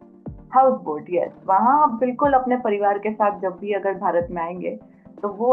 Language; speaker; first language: Hindi; native; Hindi